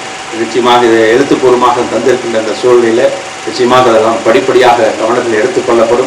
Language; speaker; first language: Tamil; native; Tamil